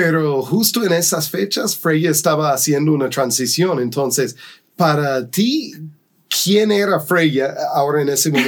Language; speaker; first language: Spanish; non-native, fluent; English